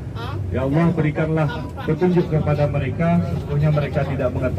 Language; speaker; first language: Indonesian; native; Indonesian